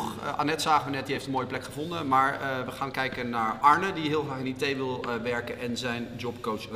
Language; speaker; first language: Dutch; native; Dutch